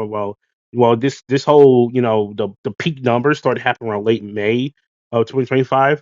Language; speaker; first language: English; native; English